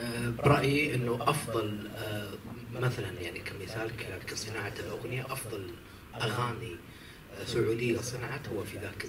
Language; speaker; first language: Arabic; native; Arabic